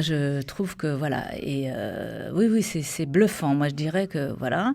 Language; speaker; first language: French; native; French